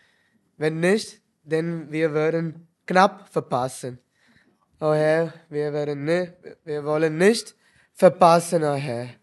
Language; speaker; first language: German; non-native, learner; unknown